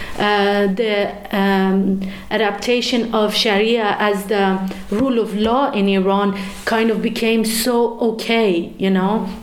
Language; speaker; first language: English; non-native, fluent; Persian